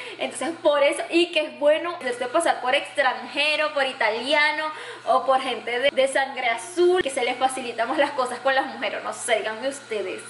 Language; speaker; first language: Spanish; native; Spanish